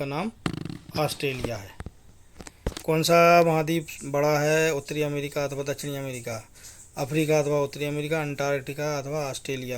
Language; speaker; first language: Hindi; native; Hindi